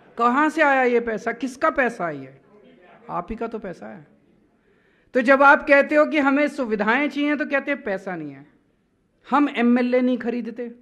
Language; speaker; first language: Hindi; native; Hindi